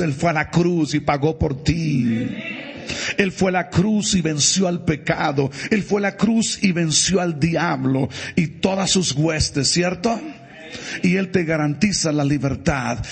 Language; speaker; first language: Spanish; native; Spanish